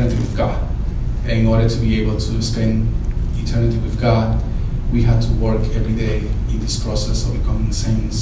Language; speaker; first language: English; non-native, fluent; Spanish